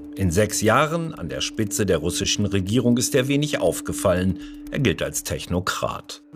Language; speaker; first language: German; native; German